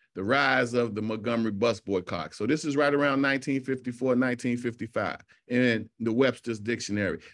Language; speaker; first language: English; native; English